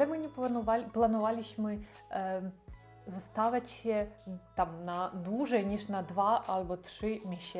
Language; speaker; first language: Polish; non-native, learner; Russian